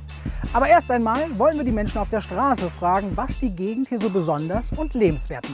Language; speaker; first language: German; native; German